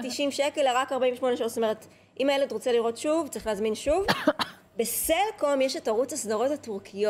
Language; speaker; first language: Hebrew; native; Hebrew